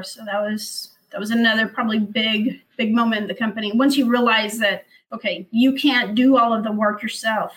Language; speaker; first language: English; early bilingual, other home language; Spanish